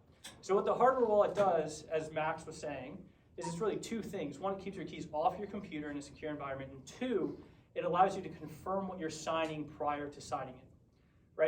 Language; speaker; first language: English; native; English